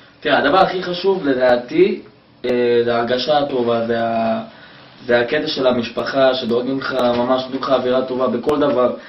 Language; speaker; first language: Hebrew; native; Hebrew